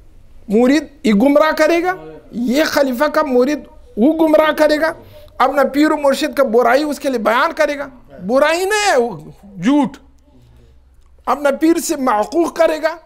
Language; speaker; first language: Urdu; non-native, local second language; Pashto